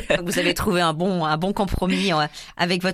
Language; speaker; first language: French; native; French